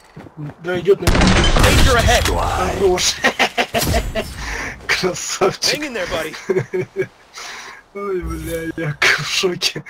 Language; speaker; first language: Russian; native; Russian